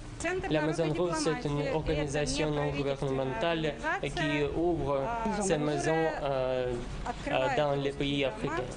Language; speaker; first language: French; non-native, fluent; Russian